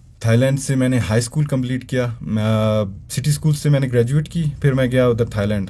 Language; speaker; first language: Urdu; non-native, local second language; Brahui